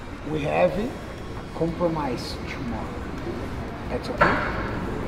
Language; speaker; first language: English; non-native, learner; Portuguese